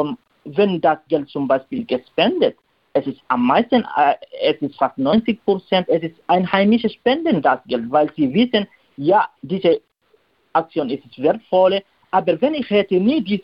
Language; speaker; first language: German; non-native, learner; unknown